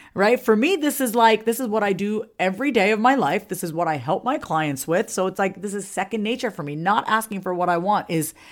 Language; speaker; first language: English; native; English